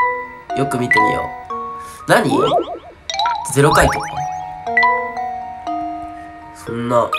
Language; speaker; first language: Japanese; native; Japanese